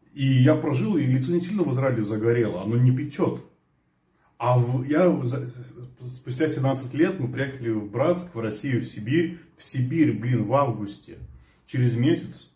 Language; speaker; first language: Russian; early bilingual, other home language; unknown